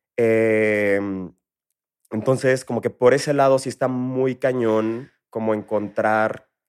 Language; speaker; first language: Spanish; native; Spanish